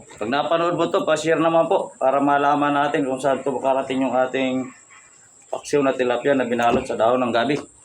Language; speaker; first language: Filipino; non-native, local second language; Masbatenyo